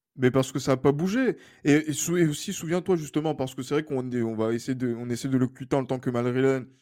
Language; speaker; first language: French; native; French